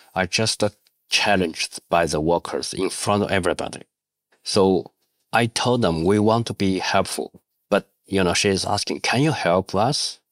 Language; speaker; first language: English; non-native, learner; Chinese